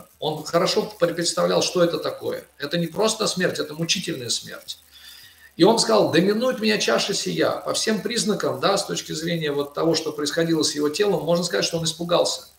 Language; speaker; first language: Russian; native; Russian